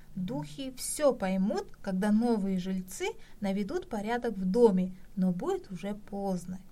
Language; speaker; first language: Russian; non-native, local second language; Kazakh